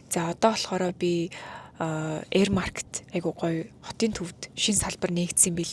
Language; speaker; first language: Mongolian; native; Mongolian